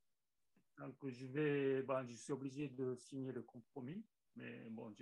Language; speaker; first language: French; non-native, learner; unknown